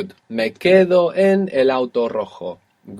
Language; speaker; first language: Spanish; non-native, fluent; English